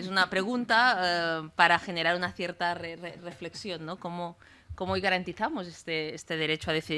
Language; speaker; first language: Spanish; non-native, local second language; Catalan